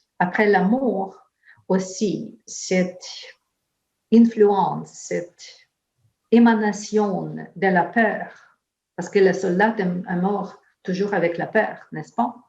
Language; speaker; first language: French; non-native, fluent; Ukrainian